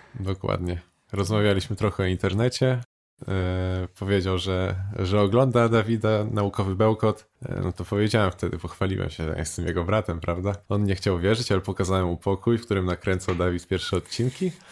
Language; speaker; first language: Polish; native; Polish